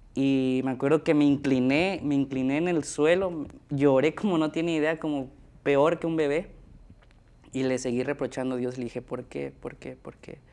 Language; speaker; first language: Spanish; native; Spanish